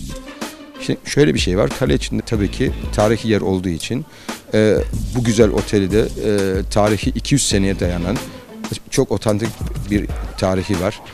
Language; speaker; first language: Turkish; early bilingual, heritage; Turkish